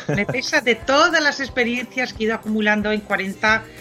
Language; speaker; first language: Spanish; non-native, fluent; French